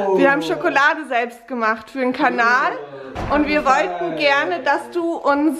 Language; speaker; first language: German; native; German